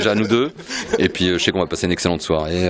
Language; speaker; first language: French; native; French